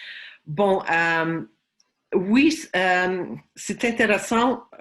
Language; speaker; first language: French; non-native, fluent; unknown